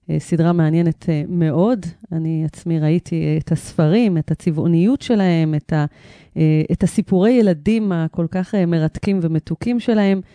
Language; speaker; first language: Hebrew; native; Hebrew